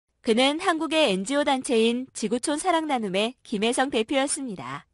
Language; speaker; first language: Korean; native; Korean